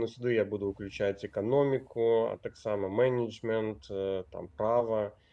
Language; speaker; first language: Belarusian; non-native, local second language; Russian